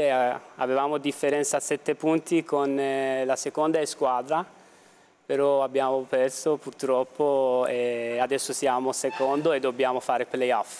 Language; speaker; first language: Italian; non-native, fluent; Persian